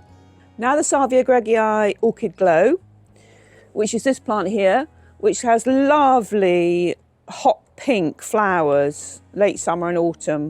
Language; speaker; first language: English; native; English